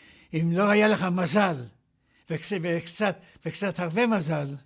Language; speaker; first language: Hebrew; non-native, fluent; Yiddish